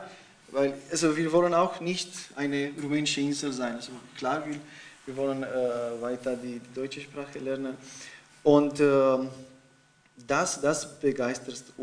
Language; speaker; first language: German; non-native, fluent; Romanian